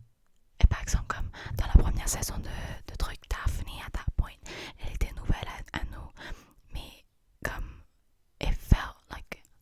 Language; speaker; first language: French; early bilingual, heritage; English